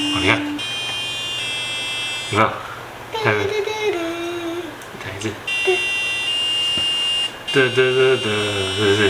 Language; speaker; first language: Chinese; native; Chinese